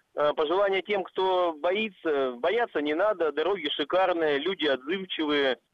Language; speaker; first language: Russian; native; Russian